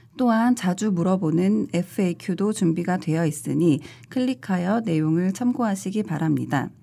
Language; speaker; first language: Korean; native; Korean